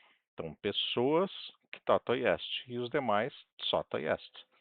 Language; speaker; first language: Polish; non-native, fluent; Portuguese